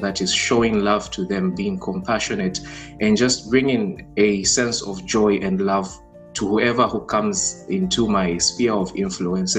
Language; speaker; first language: English; non-native, local second language; Bemba